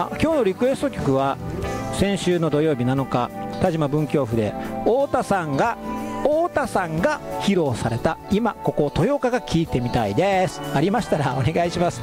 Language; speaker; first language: Japanese; native; Japanese